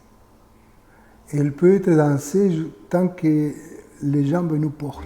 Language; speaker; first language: French; non-native, fluent; Spanish